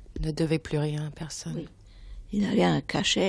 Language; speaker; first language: French; non-native, fluent; English